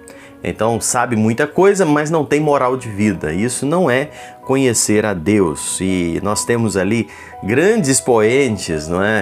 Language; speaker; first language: Portuguese; native; Portuguese